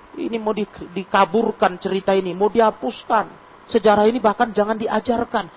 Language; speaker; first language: Indonesian; native; Indonesian